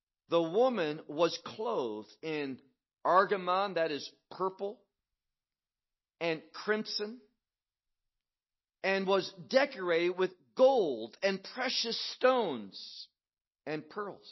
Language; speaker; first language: English; native; English